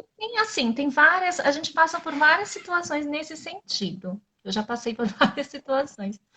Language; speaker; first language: Portuguese; native; Portuguese